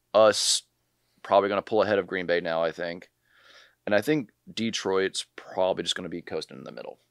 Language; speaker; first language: English; native; English